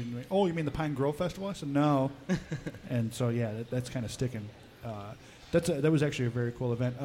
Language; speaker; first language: English; native; English